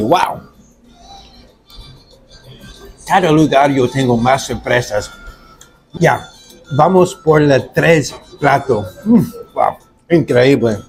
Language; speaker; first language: Spanish; non-native, learner; English